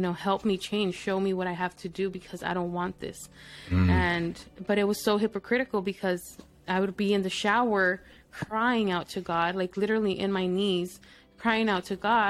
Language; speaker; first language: English; early bilingual, other home language; Spanish